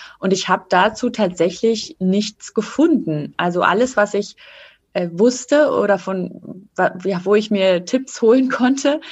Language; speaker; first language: German; native; German